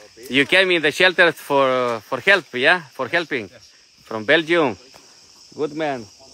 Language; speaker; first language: English; non-native, fluent; Greek